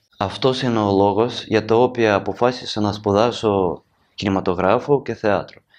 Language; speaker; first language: Greek; non-native, learner; Ukrainian